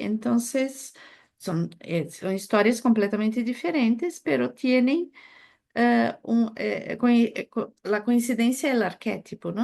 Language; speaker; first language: Spanish; non-native, fluent; Portuguese